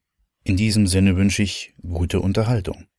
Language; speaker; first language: German; native; German